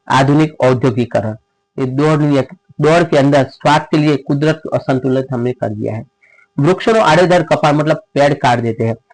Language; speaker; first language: Hindi; non-native, local second language; Gujarati